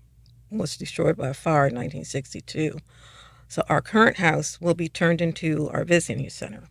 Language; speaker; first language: English; native; English